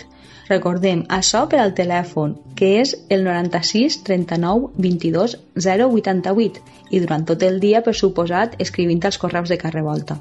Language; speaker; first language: Catalan; native; Catalan